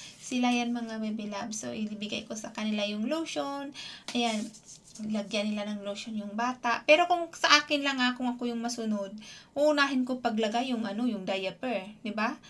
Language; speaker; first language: Filipino; non-native, local second language; Cebuano